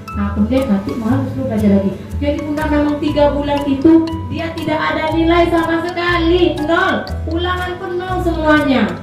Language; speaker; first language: Indonesian; native; Indonesian